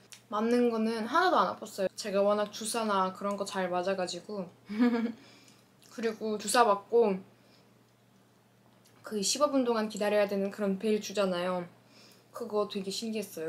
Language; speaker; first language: Korean; non-native, fluent; Russian